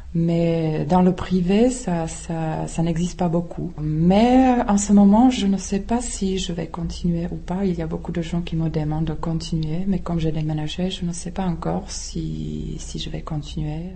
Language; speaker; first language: French; non-native, fluent; Czech